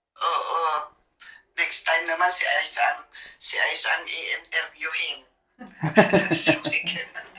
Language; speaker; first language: Filipino; native; Filipino